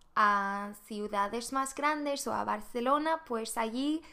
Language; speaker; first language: Spanish; non-native, fluent; Swedish